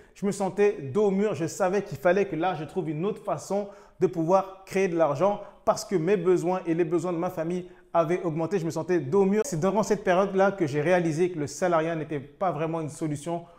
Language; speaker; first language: French; native; French